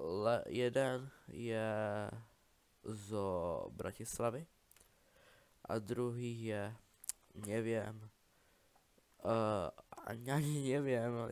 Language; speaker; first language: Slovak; non-native, learner; Czech